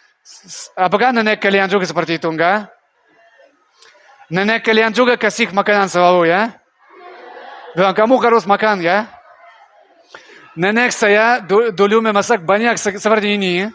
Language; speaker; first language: Indonesian; non-native, learner; Russian